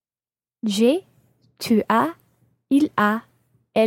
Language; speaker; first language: French; non-native, learner; English